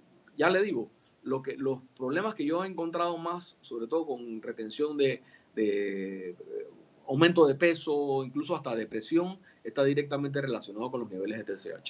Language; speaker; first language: Spanish; native; Spanish